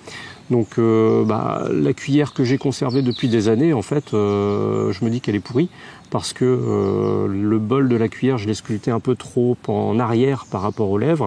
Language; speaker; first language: French; native; French